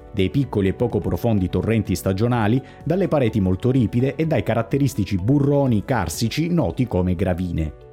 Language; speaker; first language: Italian; native; Italian